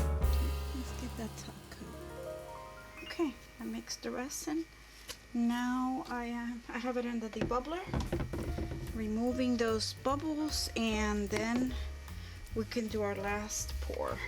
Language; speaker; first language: English; native; English